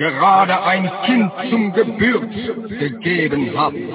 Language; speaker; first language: German; non-native, learner; Dutch